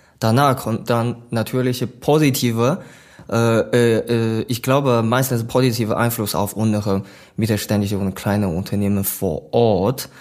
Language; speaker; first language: German; non-native, learner; Chinese